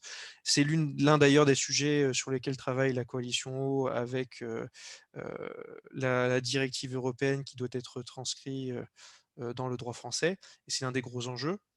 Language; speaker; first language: French; native; French